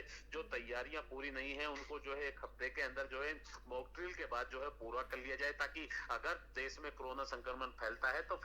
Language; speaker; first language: Hindi; native; Hindi